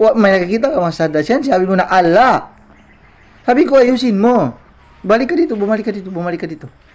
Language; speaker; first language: Filipino; non-native, local second language; Maranao